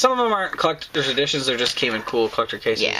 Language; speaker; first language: English; native; English